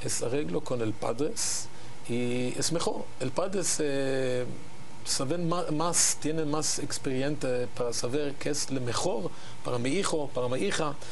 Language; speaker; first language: Spanish; non-native, learner; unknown